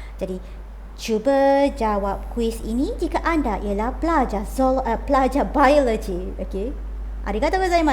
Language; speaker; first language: Malay; native; Malay